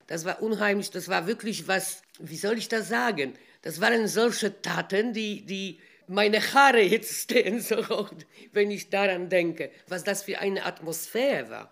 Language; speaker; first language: German; non-native, fluent; Polish